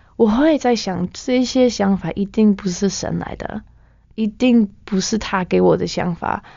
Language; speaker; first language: Chinese; non-native, fluent; English